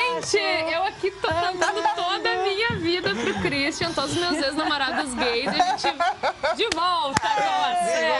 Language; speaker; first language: Portuguese; native; Portuguese